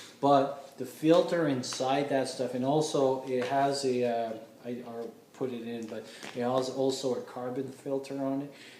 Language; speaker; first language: English; non-native, fluent; French